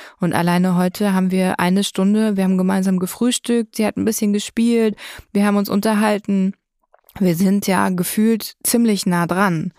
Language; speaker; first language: German; native; German